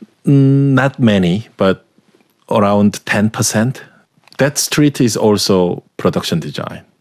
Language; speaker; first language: English; non-native, learner; Korean